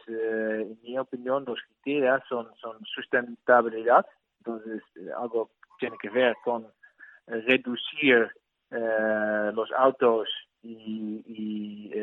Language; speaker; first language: Spanish; non-native, learner; Dutch